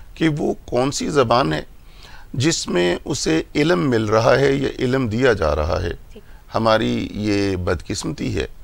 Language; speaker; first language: Urdu; non-native, local second language; Punjabi